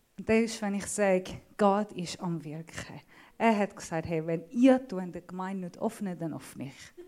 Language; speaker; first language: German; non-native, fluent; Assyrian Neo-Aramaic